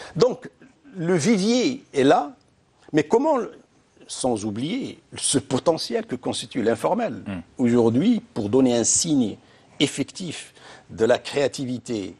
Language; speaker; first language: French; non-native, local second language; Arabic